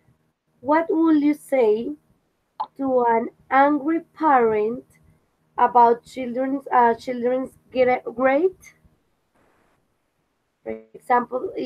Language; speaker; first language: English; non-native, fluent; Spanish